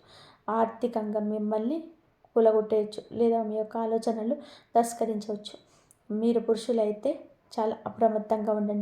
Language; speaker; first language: Telugu; native; Telugu